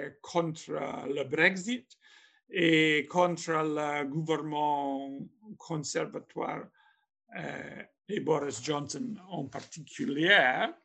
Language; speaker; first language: French; non-native, fluent; English